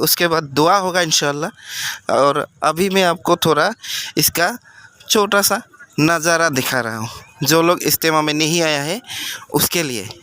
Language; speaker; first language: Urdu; non-native, local second language; Assamese